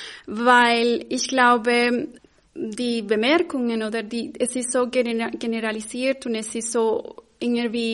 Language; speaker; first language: German; non-native, fluent; Spanish